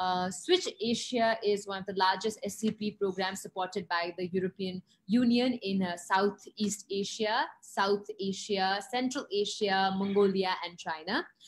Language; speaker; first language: English; non-native, local second language; Nepali